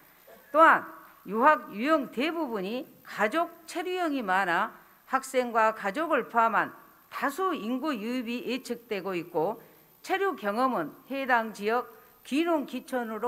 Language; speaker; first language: Korean; native; Korean